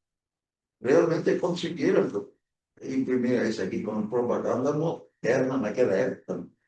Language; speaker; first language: Portuguese; early bilingual, other home language; German